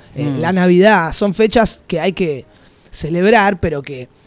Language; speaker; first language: Spanish; native; Spanish